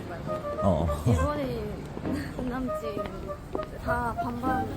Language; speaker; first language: Korean; non-native, learner; Japanese